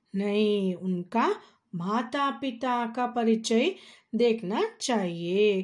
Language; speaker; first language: Hindi; non-native, local second language; Kannada